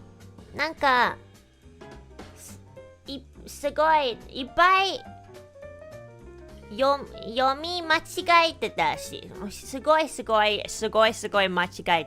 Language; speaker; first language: Japanese; non-native, learner; English